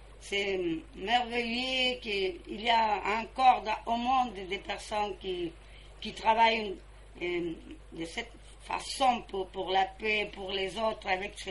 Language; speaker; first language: French; non-native, fluent; Spanish